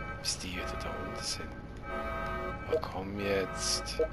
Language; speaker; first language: German; native; German